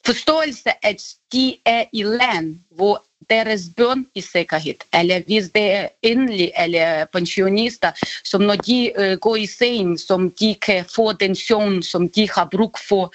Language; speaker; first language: Danish; non-native, fluent; Ukrainian